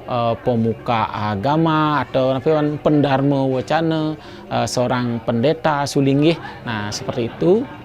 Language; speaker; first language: Indonesian; native; Indonesian